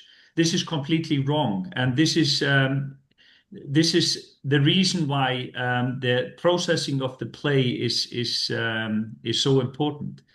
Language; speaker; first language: English; non-native, fluent; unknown